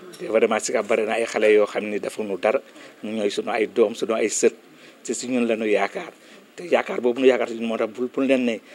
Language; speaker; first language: Wolof; native; Wolof